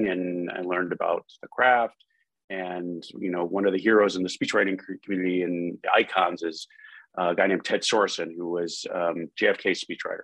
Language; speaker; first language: English; native; English